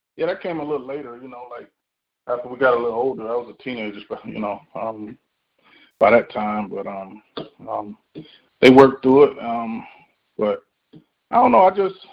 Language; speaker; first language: English; native; English